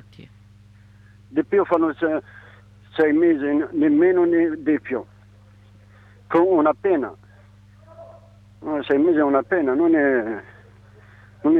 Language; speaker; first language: Italian; non-native, learner; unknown